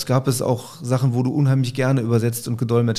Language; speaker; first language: German; native; German